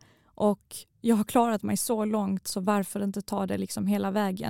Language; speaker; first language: Swedish; early bilingual, other home language; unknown